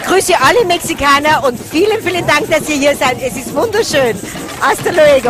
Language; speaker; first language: German; native; German